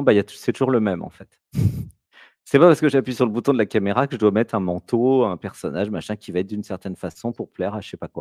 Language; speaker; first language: French; native; French